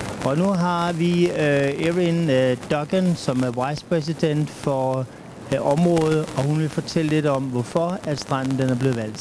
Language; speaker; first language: Danish; native; Danish